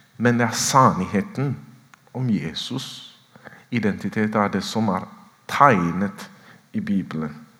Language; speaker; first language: Norwegian; non-native, fluent; Oromo